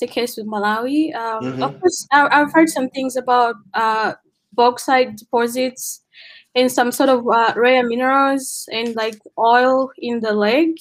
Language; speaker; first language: English; non-native, local second language; Nyanja